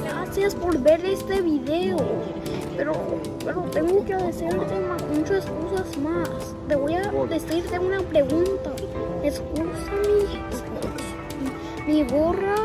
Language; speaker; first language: Spanish; early bilingual, heritage; Spanish